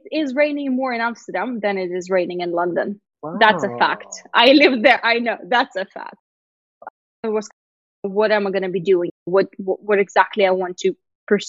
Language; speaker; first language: English; non-native, fluent; Russian